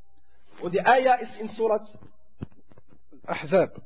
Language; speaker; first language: German; non-native, fluent; Arabic